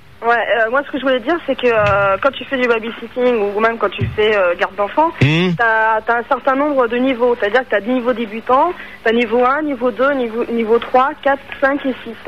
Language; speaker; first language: French; native; French